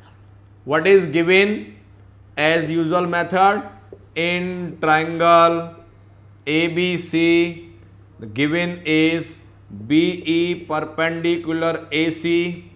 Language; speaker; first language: English; non-native, local second language; Hindi